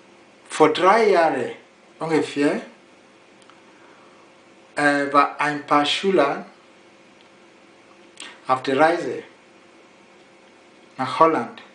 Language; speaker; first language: German; non-native, fluent; Yoruba